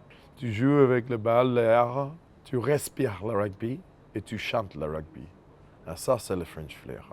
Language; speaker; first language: French; non-native, fluent; English